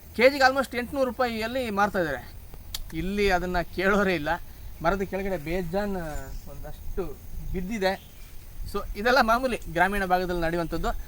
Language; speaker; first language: Kannada; non-native, local second language; Kodava